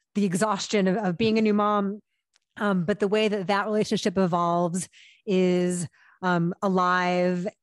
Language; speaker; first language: English; native; English